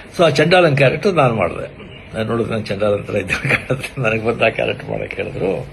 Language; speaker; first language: Kannada; non-native, local second language; Marathi